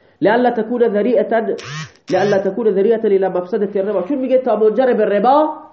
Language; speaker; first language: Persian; non-native, local second language; Baluchi